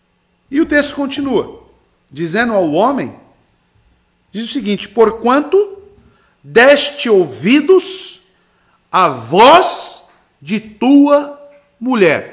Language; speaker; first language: Portuguese; native; Portuguese